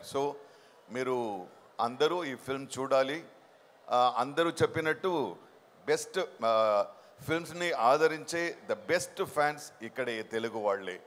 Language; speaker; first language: Telugu; non-native, fluent; Tamil